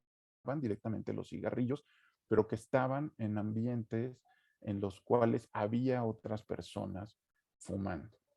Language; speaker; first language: Spanish; native; Spanish